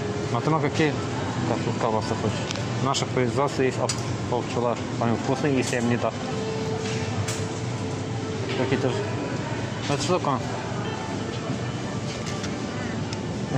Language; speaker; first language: Russian; non-native, learner; Azerbaijani